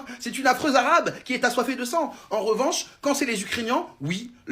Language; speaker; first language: French; native; French